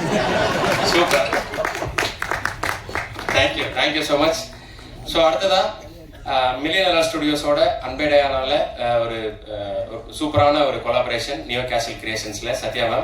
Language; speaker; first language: Tamil; native; Tamil